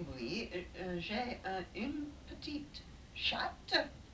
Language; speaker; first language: French; non-native, learner; English